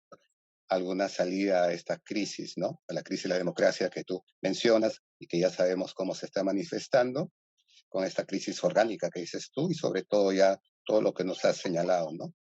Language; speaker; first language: Spanish; native; Spanish